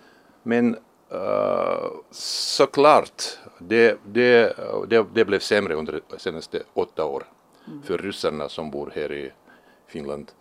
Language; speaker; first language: Swedish; non-native, fluent; Russian